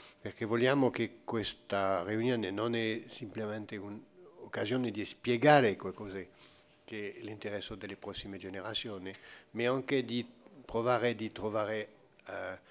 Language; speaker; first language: Italian; non-native, fluent; French